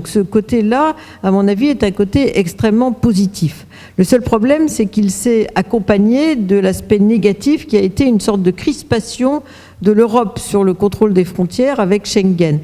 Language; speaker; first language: French; native; French